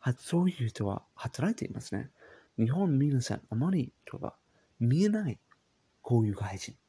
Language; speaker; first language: Japanese; non-native, learner; English